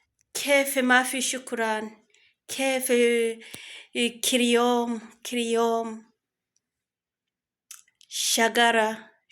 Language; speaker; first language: Arabic; non-native, learner; Kinyarwanda